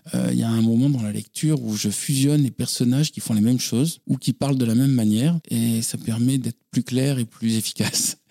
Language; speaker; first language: French; native; French